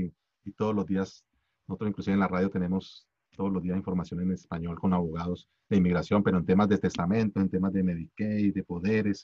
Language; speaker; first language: Spanish; native; Spanish